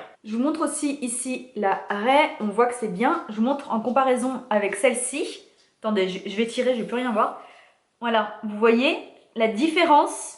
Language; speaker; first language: French; native; French